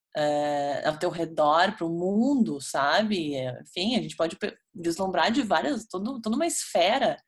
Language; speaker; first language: Portuguese; native; Portuguese